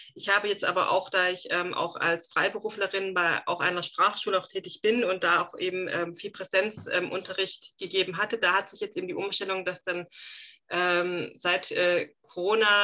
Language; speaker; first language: German; native; German